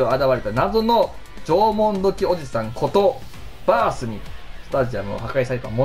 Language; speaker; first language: Japanese; native; Japanese